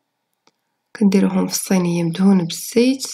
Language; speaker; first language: Arabic; native; Arabic